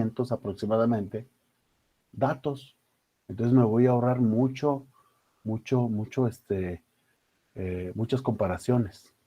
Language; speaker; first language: Spanish; native; Spanish